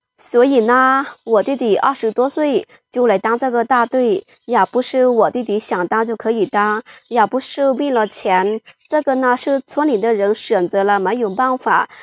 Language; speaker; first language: Chinese; non-native, fluent; Lao